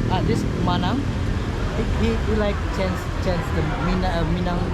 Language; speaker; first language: English; non-native, learner; Indonesian